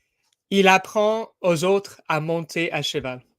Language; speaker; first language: French; non-native, learner; English